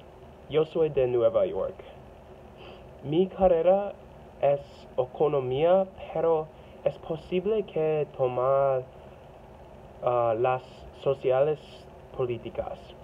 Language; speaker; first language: Spanish; non-native, learner; English